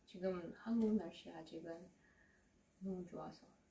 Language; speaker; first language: Korean; non-native, fluent; Russian